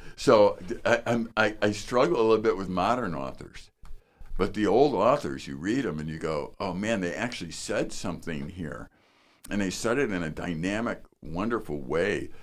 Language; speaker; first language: English; native; English